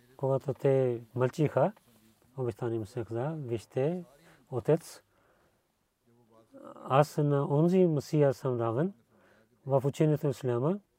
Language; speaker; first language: Bulgarian; non-native, learner; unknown